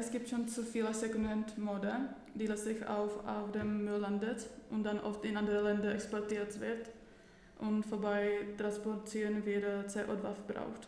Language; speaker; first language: German; non-native, learner; Czech